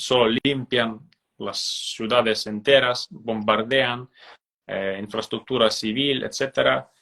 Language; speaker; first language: Spanish; non-native, fluent; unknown